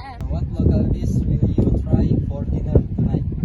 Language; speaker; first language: English; non-native, learner; Indonesian